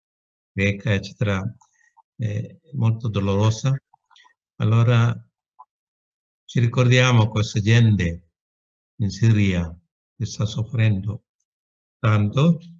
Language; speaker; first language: Italian; non-native, fluent; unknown